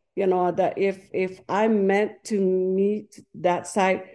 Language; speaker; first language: English; non-native, fluent; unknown